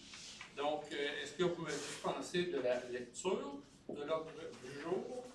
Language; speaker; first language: French; native; French